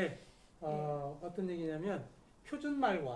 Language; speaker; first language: Korean; native; Korean